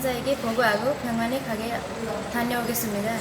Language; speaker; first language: Korean; non-native, learner; Nepali